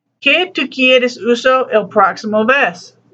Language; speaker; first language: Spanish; non-native, learner; English